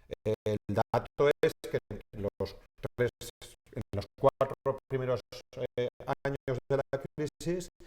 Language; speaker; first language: Spanish; native; Spanish